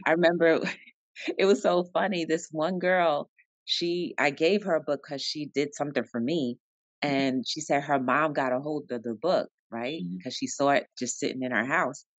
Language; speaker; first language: English; native; English